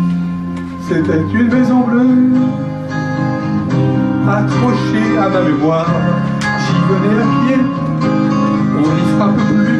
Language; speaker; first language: French; native; French